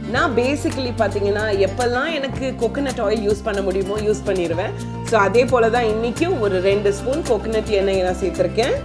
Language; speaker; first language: Tamil; non-native, local second language; English